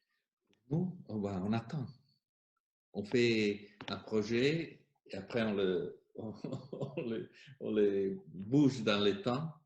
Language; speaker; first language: French; non-native, fluent; Italian